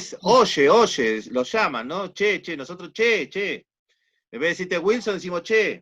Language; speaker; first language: Spanish; native; Spanish